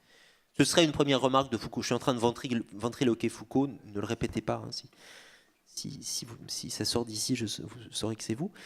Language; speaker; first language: French; native; French